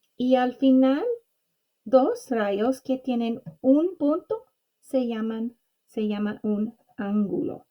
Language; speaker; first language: Spanish; non-native, learner; English